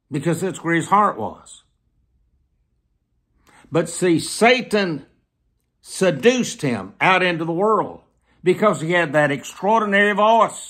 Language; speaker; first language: English; native; English